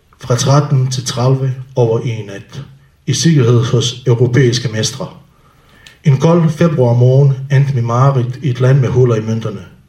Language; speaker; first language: Danish; non-native, fluent; Bosnian